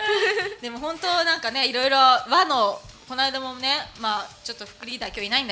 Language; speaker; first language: Japanese; native; Japanese